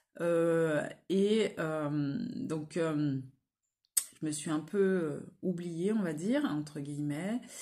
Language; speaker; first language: French; native; French